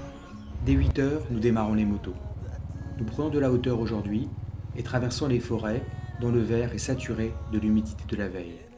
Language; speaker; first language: French; native; French